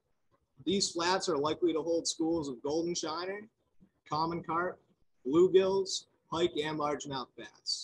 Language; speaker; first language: English; native; English